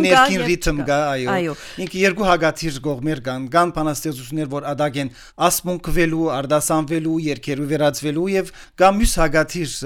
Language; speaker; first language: Armenian; early bilingual, heritage; Armenian